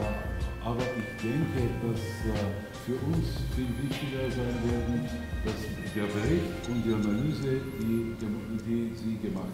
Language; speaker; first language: German; non-native, fluent; Bulgarian